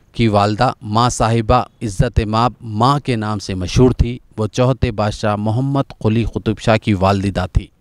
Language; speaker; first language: Hindi; non-native, local second language; Urdu